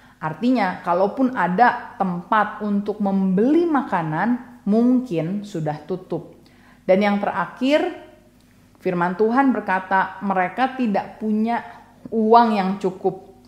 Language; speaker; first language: Indonesian; native; Indonesian